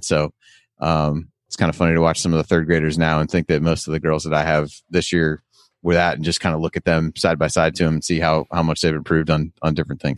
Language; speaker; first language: English; native; English